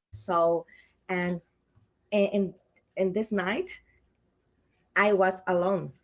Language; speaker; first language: English; non-native, learner; Spanish